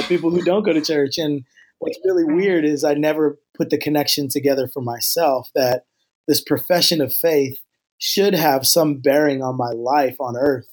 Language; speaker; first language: English; native; English